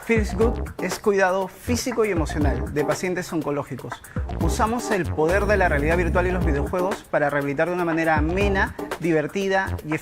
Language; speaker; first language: Spanish; native; Spanish